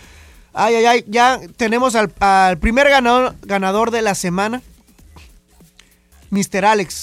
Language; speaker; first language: Spanish; native; Spanish